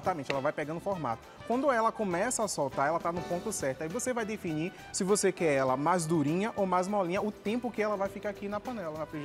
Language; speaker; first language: Portuguese; native; Portuguese